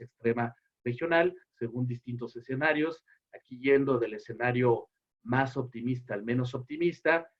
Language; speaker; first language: Spanish; native; Spanish